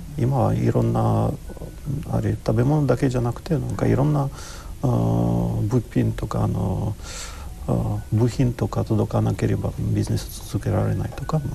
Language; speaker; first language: Japanese; non-native, fluent; Ukrainian